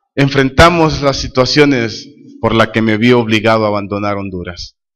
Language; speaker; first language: Spanish; native; Spanish